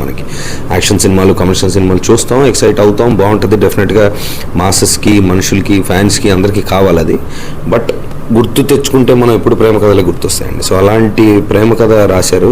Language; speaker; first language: Telugu; native; Telugu